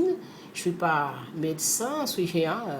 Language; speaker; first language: French; non-native, fluent; Portuguese